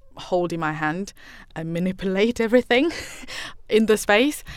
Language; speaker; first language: English; non-native, fluent; Chinese